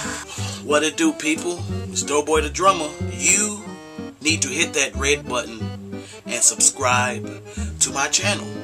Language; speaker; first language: English; native; English